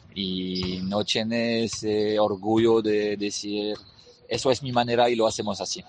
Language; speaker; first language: Spanish; non-native, fluent; French